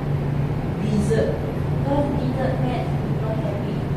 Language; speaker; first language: English; non-native, learner; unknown